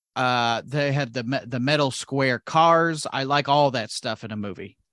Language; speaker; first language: English; native; English